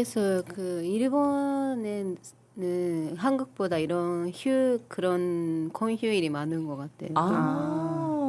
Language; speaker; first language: Korean; non-native, learner; Japanese